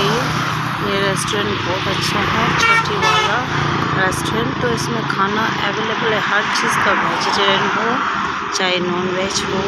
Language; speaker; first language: Hindi; non-native, local second language; Tibetan